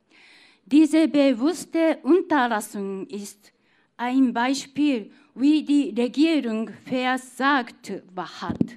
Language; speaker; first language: German; non-native, fluent; Japanese